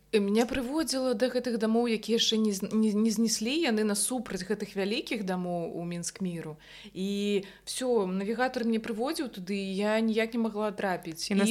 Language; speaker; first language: Belarusian; non-native, local second language; Russian